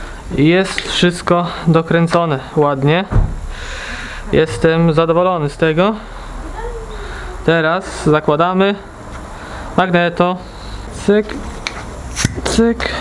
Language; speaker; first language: Polish; native; Polish